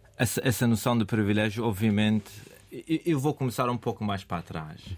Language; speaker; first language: Portuguese; non-native, fluent; Persian